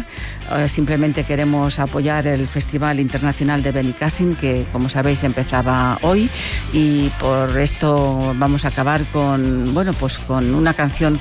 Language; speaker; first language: Spanish; native; Spanish